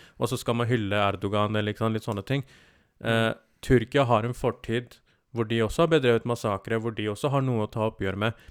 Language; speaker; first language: Norwegian; early bilingual, other home language; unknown